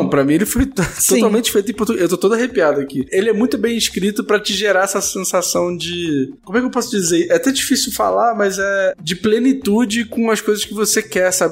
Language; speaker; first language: Portuguese; native; Portuguese